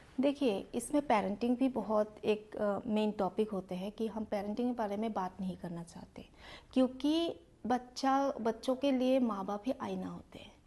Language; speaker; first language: Hindi; non-native, local second language; Assamese